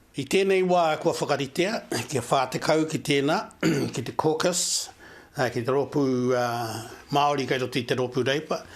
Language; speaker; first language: Māori; native; Māori